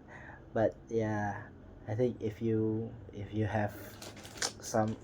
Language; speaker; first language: English; non-native, learner; Indonesian